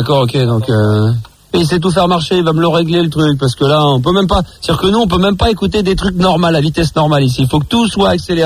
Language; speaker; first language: French; native; French